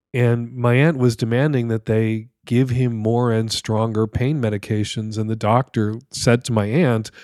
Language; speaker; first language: English; native; English